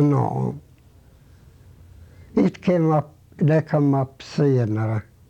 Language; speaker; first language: English; non-native, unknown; Swedish